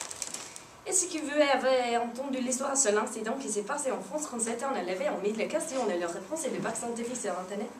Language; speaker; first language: French; non-native, learner; English